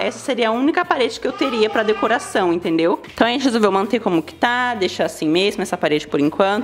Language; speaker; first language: Portuguese; native; Portuguese